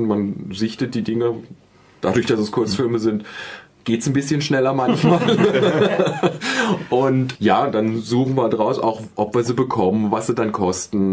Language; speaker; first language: German; native; German